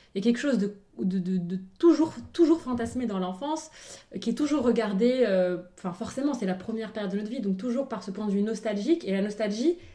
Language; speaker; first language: French; non-native, local second language; Arabic